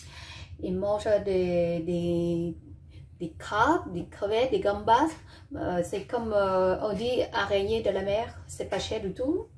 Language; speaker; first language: French; non-native, learner; Vietnamese